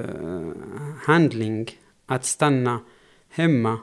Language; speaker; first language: Swedish; non-native, fluent; Arabic